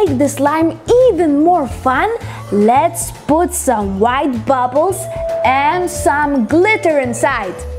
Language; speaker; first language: English; non-native, fluent; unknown